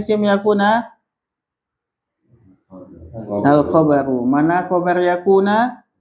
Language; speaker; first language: Arabic; non-native, fluent; Indonesian